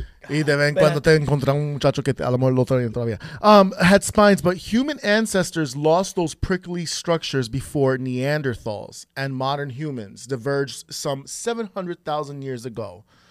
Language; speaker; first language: English; early bilingual, other home language; Spanish